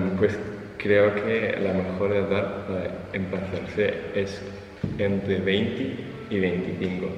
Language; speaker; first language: Spanish; non-native, fluent; German